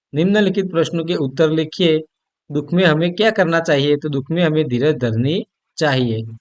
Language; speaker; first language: Hindi; non-native, local second language; Gujarati